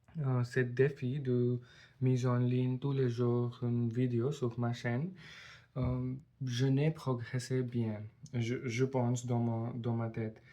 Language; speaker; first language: French; non-native, learner; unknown